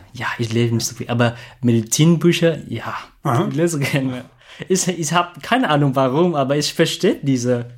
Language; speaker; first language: German; non-native, learner; Vietnamese